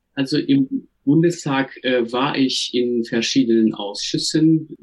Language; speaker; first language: German; non-native, fluent; Turkish